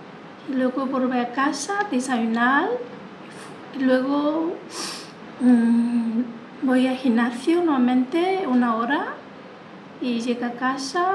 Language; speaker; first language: Spanish; non-native, learner; Chinese